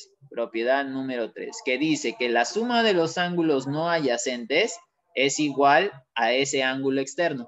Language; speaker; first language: Spanish; native; Spanish